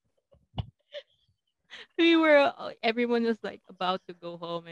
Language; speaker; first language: English; non-native, local second language; Filipino